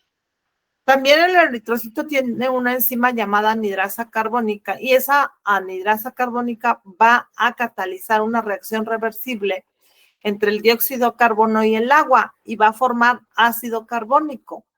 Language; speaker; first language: Spanish; native; Spanish